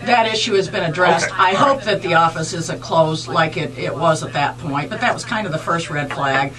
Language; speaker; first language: English; native; English